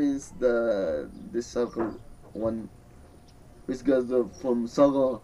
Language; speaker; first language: English; non-native, learner; Newari